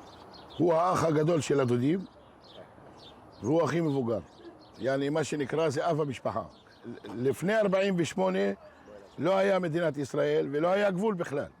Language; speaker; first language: Hebrew; non-native, local second language; Arabic